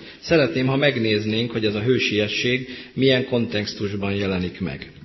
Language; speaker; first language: Hungarian; native; Hungarian